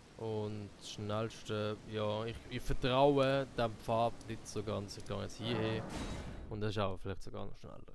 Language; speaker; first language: German; native; German